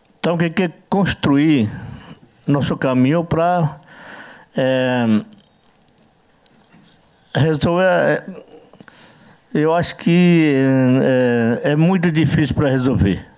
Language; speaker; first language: Portuguese; non-native, learner; Yanomámi